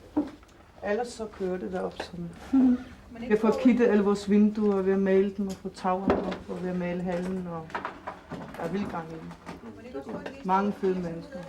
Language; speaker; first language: Danish; native; Danish